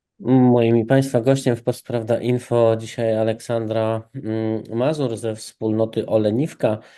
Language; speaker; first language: Polish; native; Polish